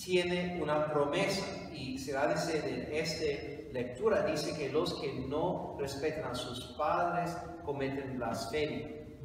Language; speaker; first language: Spanish; non-native, fluent; English